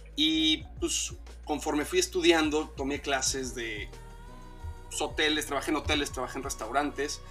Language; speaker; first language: Spanish; native; Spanish